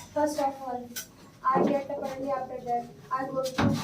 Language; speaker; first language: English; non-native, learner; Hindi